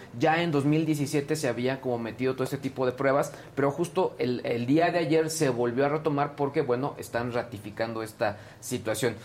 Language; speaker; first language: Spanish; native; Spanish